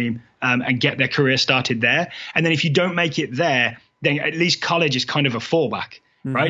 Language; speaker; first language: English; native; English